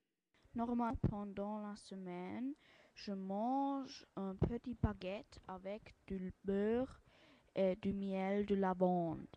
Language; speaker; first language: French; non-native, learner; English